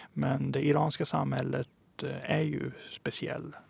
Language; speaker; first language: Swedish; early bilingual, other home language; Persian